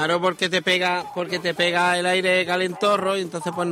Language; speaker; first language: Spanish; native; Spanish